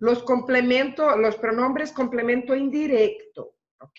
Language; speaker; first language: Spanish; non-native, fluent; Portuguese